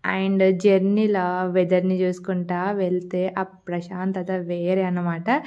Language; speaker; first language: Telugu; non-native, local second language; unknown